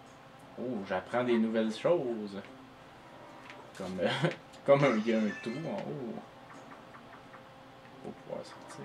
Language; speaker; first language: French; native; French